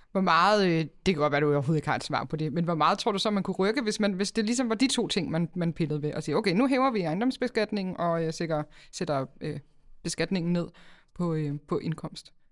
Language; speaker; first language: Danish; native; Danish